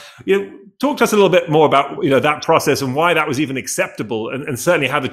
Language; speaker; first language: English; native; English